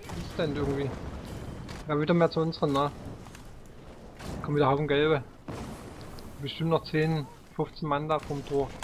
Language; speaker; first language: German; native; German